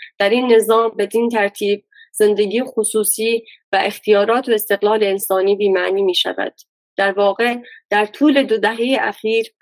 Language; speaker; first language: Persian; non-native, local second language; Baluchi